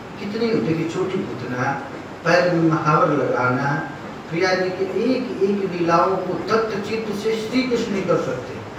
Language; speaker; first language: Hindi; non-native, local second language; Bangla